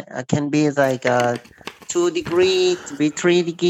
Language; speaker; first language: English; non-native, learner; Thai